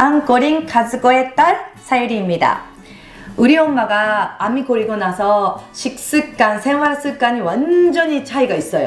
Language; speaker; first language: Korean; non-native, fluent; Japanese